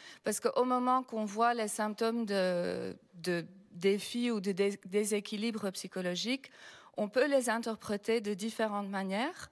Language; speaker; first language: French; non-native, fluent; Dutch